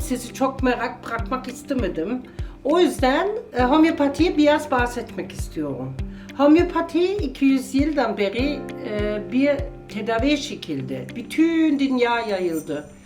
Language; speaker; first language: Turkish; non-native, learner; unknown